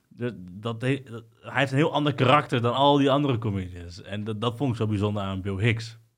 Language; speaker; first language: Dutch; early bilingual, other home language; Spanish